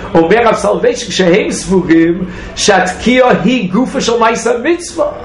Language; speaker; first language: Hebrew; non-native, fluent; English